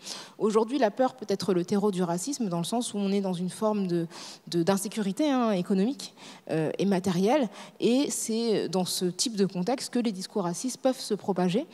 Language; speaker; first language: French; native; French